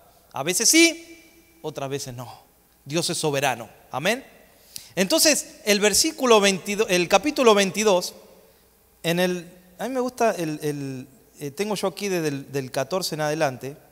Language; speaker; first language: Spanish; native; Spanish